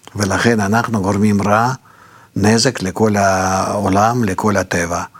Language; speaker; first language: Hebrew; non-native, fluent; Russian